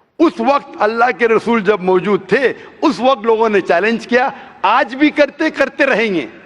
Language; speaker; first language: Hindi; non-native, local second language; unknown